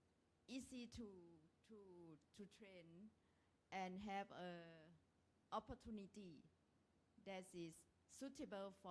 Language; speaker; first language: English; non-native, learner; Thai